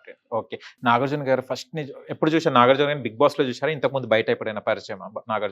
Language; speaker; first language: Telugu; native; Telugu